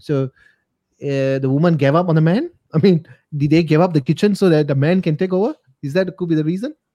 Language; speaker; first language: English; non-native, local second language; Tamil